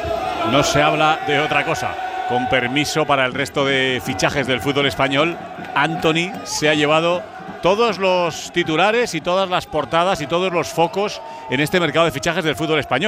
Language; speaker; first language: Spanish; native; Spanish